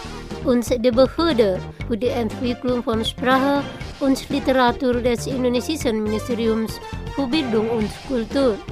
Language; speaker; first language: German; non-native, fluent; Indonesian